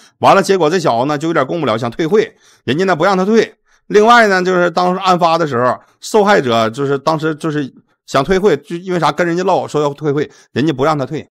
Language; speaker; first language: Chinese; native; Chinese